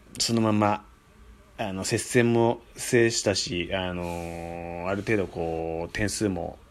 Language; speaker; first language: Japanese; native; Japanese